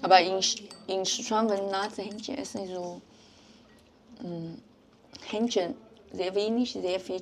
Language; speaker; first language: German; non-native, learner; Chinese